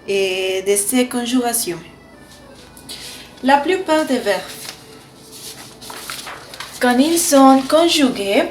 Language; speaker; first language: French; non-native, learner; Spanish